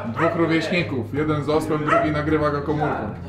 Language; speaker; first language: Polish; native; Polish